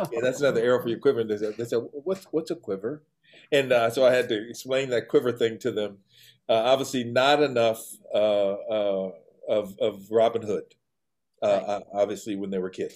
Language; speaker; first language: English; native; English